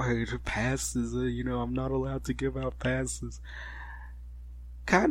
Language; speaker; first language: English; native; English